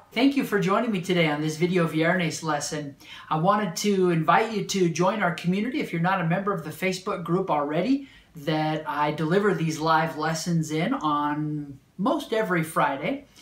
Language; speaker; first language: English; native; English